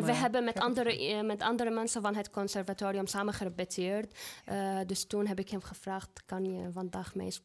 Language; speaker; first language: Dutch; non-native, fluent; Arabic